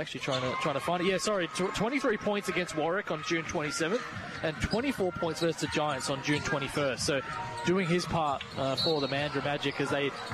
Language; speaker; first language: English; native; English